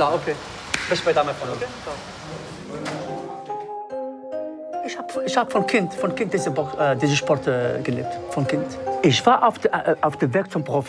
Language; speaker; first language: German; non-native, learner; Arabic